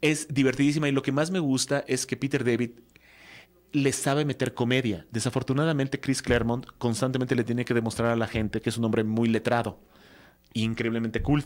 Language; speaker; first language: Spanish; native; Spanish